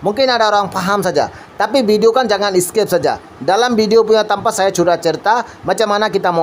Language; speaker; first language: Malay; non-native, learner; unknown